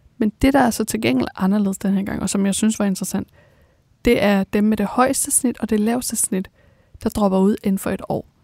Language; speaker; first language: Danish; early bilingual, other home language; Persian